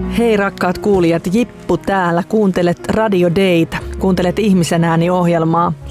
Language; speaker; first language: Finnish; native; Finnish